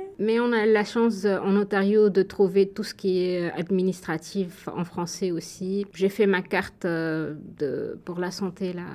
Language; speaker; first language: French; non-native, local second language; Arabic